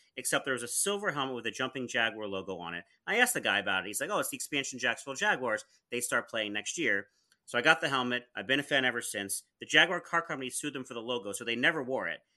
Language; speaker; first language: English; early bilingual, other home language; Italian